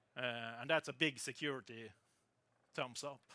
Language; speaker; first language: English; non-native, fluent; Norwegian